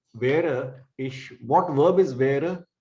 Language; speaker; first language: German; non-native, fluent; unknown